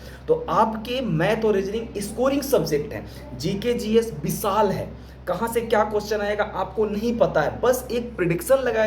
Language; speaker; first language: Hindi; native; Hindi